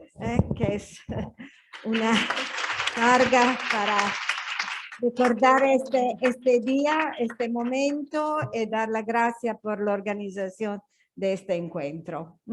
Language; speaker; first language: Spanish; non-native, learner; Italian